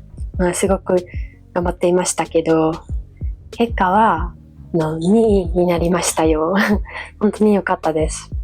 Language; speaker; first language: Japanese; non-native, fluent; Dutch